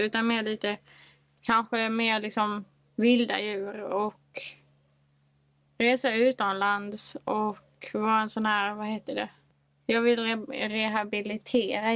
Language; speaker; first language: Swedish; native; Swedish